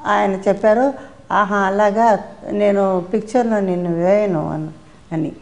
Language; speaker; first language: Telugu; non-native, local second language; Tamil